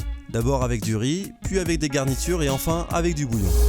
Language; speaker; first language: French; native; French